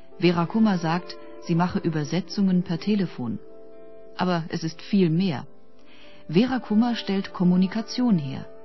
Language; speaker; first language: German; native; German